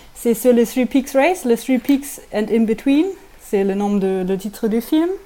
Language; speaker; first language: French; non-native, learner; German